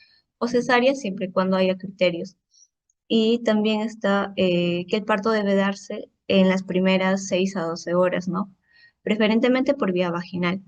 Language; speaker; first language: Spanish; native; Spanish